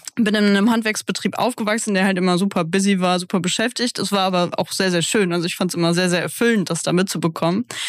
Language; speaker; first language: German; native; German